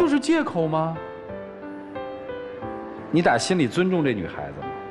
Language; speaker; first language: Chinese; native; Chinese